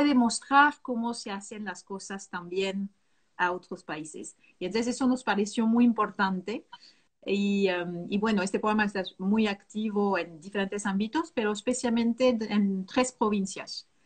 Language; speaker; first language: Spanish; non-native, fluent; French